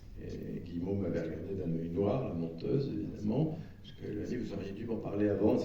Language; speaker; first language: French; native; French